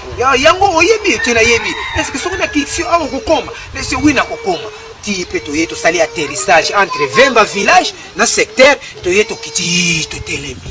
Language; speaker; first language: Lingala; non-native, local second language; Kongo